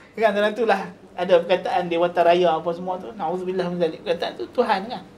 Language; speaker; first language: Malay; native; Malay